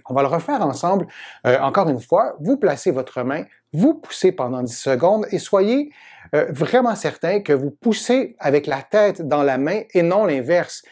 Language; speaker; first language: French; native; French